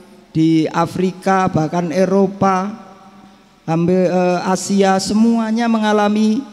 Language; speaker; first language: Indonesian; native; Indonesian